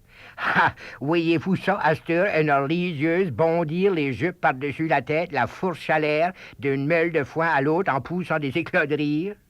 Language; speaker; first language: French; native; French